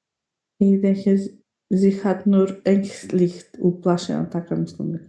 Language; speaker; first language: German; non-native, learner; Macedonian